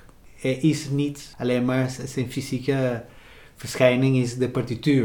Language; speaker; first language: Dutch; non-native, fluent; Spanish